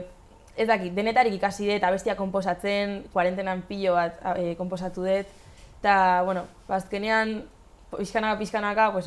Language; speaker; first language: Basque; non-native, local second language; Spanish